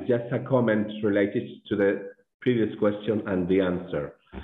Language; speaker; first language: English; non-native, fluent; Spanish